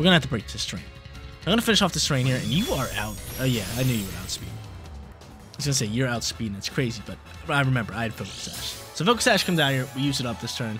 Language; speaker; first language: English; native; English